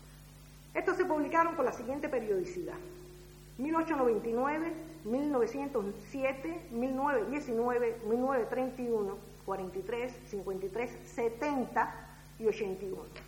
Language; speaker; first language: Spanish; native; Spanish